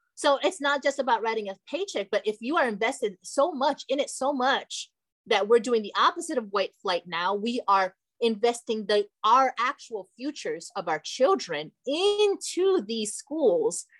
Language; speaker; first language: English; early bilingual, other home language; Portuguese